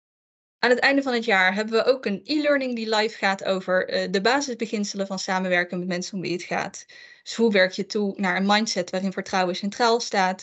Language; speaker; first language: Dutch; native; Dutch